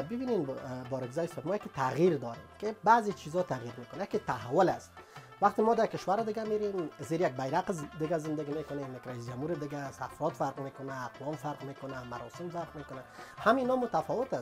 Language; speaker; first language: Persian; native; Persian